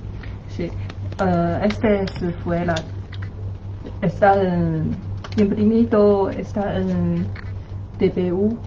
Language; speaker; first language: Spanish; non-native, learner; Chinese